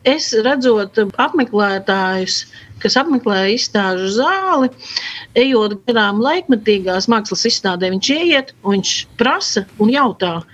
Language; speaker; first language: Latvian; native; Latvian